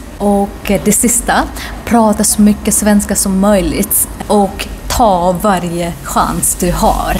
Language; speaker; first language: Swedish; non-native, fluent; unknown